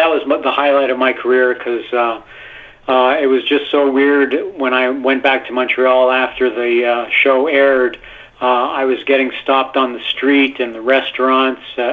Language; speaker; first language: English; non-native, fluent; Italian